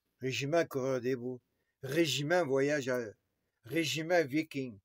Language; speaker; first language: French; native; French